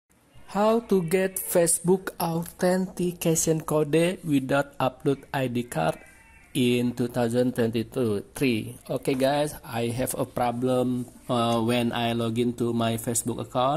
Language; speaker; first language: English; non-native, learner; Indonesian